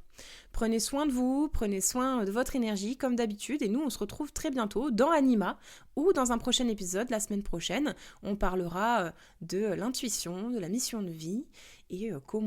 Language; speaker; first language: French; native; French